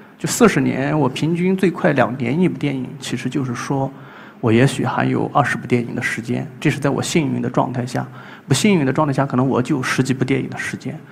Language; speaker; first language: Chinese; native; Chinese